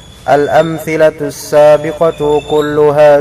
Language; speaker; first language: Arabic; non-native, fluent; Indonesian